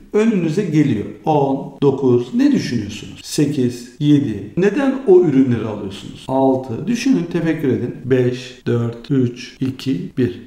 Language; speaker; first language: Turkish; early bilingual, heritage; Turkish